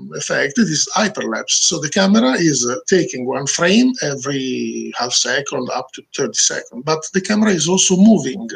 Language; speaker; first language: English; non-native, learner; Italian